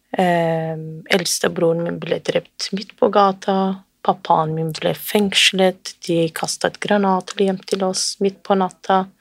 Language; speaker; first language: Norwegian; non-native, fluent; Kurdish